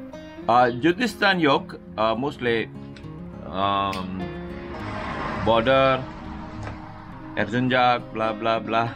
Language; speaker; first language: Turkish; non-native, learner; Hindi